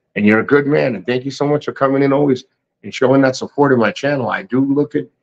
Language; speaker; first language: English; native; English